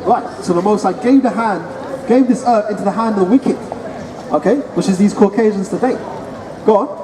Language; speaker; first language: English; native; English